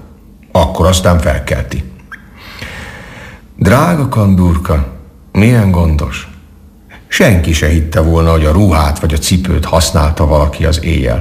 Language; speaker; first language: Hungarian; native; Hungarian